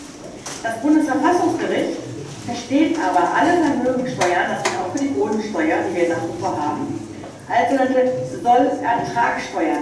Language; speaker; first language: German; native; German